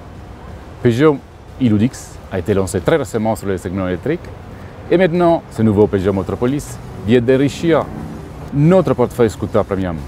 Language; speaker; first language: French; native; French